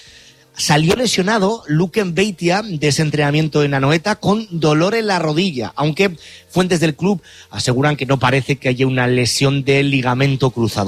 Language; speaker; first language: Spanish; native; Spanish